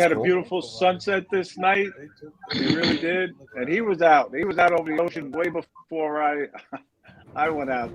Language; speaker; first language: English; native; English